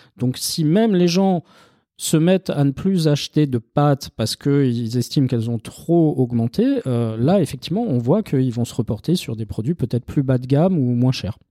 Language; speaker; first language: French; native; French